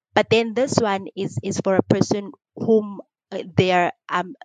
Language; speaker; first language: English; non-native, local second language; Xhosa